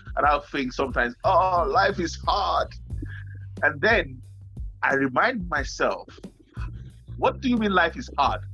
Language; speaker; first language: English; non-native, local second language; Yoruba